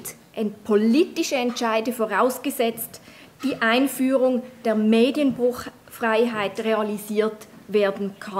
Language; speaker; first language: German; native; German